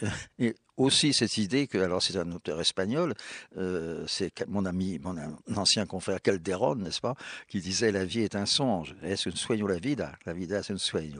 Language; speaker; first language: French; native; French